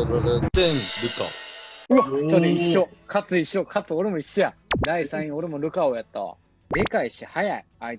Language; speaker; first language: Japanese; native; Japanese